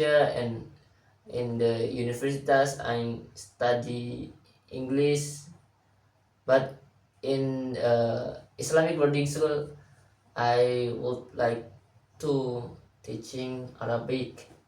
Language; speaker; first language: English; non-native, learner; Indonesian